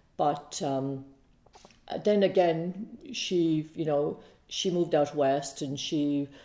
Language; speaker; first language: English; native; English